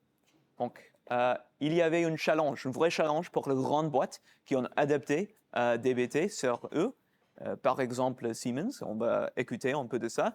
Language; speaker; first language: French; non-native, fluent; English